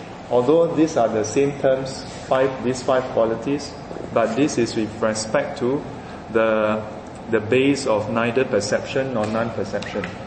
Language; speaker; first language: English; non-native, local second language; Chinese